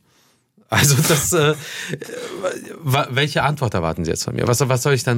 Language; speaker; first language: German; early bilingual, other home language; Russian